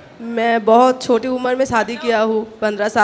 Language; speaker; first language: Hindi; non-native, local second language; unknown